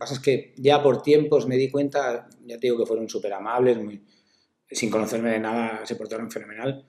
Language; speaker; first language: Spanish; native; Spanish